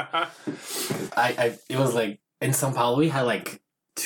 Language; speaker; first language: English; non-native, fluent; Portuguese